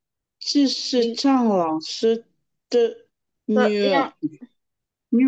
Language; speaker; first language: Chinese; non-native, learner; Indonesian